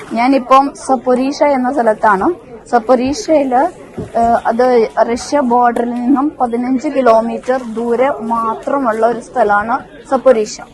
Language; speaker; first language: Malayalam; native; Malayalam